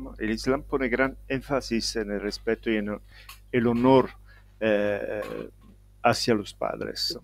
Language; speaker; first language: Spanish; non-native, fluent; Italian